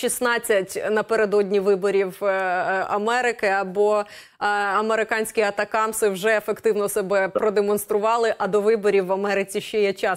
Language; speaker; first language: Ukrainian; native; Ukrainian